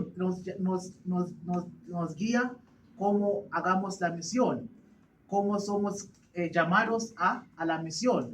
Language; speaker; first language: Spanish; non-native, learner; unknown